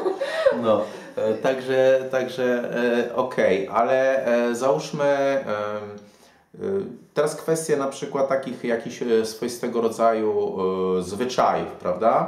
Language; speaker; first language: Polish; native; Polish